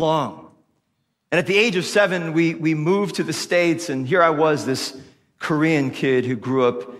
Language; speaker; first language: English; non-native, local second language; Filipino